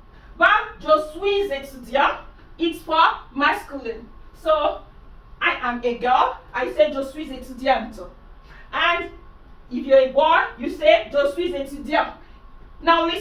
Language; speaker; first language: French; non-native, fluent; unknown